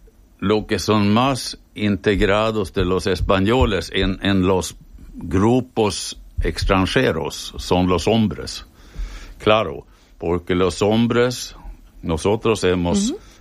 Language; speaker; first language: Spanish; non-native, fluent; Swedish